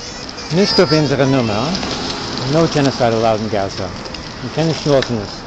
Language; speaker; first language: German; non-native, learner; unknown